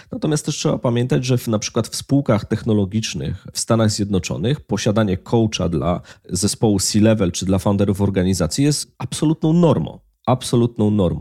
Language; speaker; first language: Polish; native; Polish